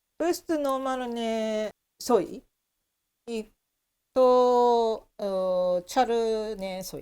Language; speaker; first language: Polish; non-native, learner; Japanese